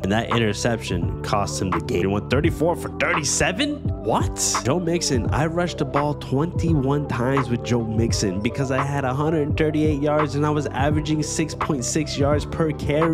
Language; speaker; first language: English; native; English